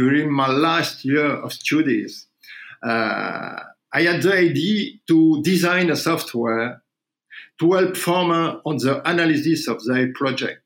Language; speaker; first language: English; non-native, learner; French